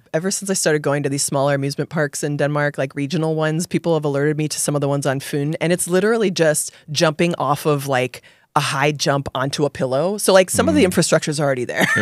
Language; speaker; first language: English; native; English